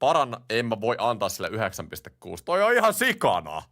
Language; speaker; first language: Finnish; native; Finnish